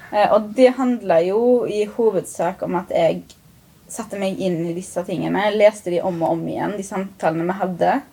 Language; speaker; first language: Norwegian; early bilingual, other home language; Arabic